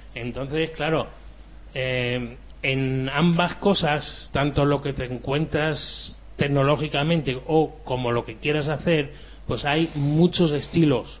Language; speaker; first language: Spanish; early bilingual, other home language; German